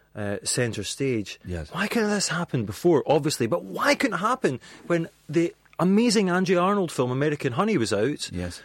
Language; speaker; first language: English; native; English